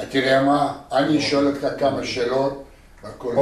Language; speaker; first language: Hebrew; non-native, learner; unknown